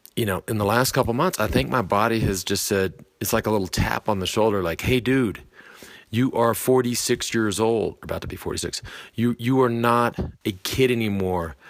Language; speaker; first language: English; native; English